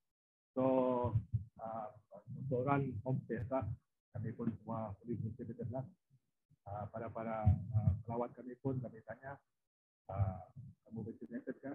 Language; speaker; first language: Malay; non-native, local second language; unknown